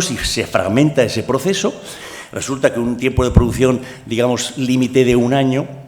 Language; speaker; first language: Spanish; native; Spanish